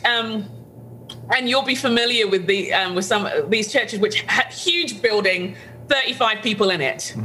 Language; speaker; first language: English; native; English